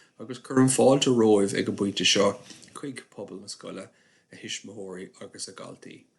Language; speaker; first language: Irish; native; Irish